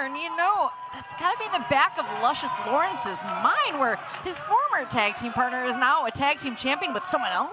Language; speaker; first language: English; native; English